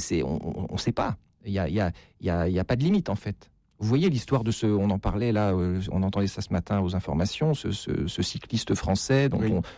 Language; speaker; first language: French; native; French